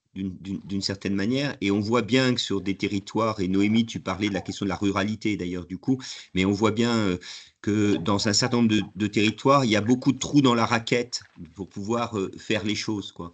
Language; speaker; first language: French; native; French